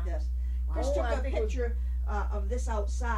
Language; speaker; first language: English; early bilingual, other home language; Armenian